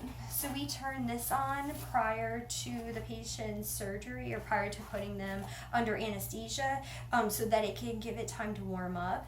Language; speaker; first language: English; native; English